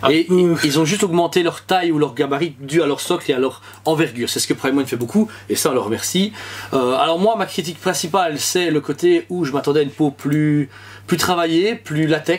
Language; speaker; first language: French; native; French